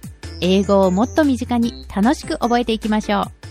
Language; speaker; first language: Japanese; native; Japanese